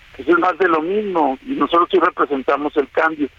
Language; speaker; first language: Spanish; native; Spanish